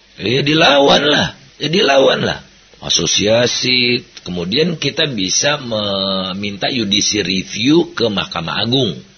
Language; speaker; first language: Indonesian; native; Indonesian